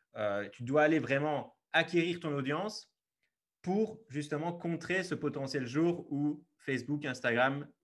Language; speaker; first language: French; native; French